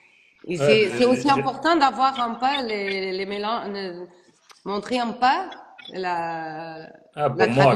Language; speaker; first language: French; non-native, learner; Portuguese